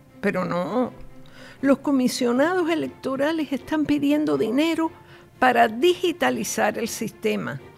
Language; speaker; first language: Spanish; native; Spanish